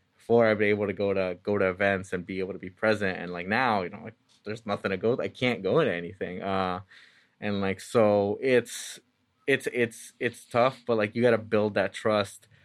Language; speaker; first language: English; early bilingual, other home language; Spanish